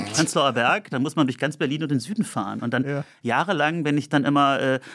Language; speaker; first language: German; native; German